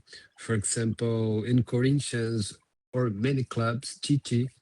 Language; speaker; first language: English; non-native, learner; Portuguese